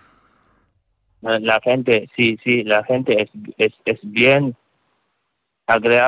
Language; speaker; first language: Spanish; non-native, learner; Wolof